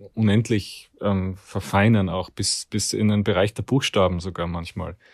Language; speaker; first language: German; native; German